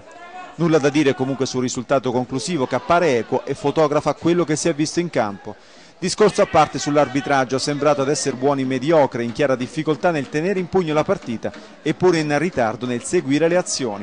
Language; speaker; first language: Italian; native; Italian